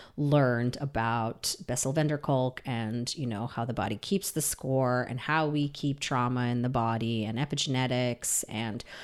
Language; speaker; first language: English; early bilingual, other home language; Russian